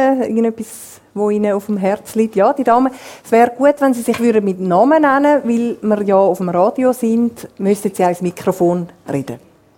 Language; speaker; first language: German; native; German